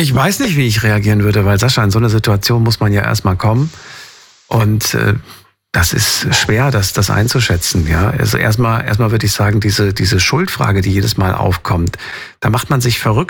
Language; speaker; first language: German; native; German